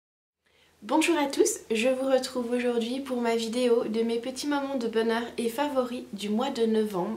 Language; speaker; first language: French; native; French